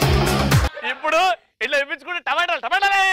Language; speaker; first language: Telugu; native; Telugu